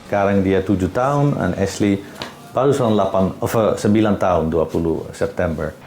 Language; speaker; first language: Indonesian; non-native, fluent; Dutch